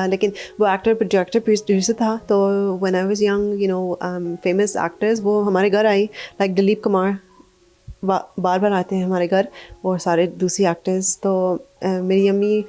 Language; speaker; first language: Hindi; early bilingual, other home language; English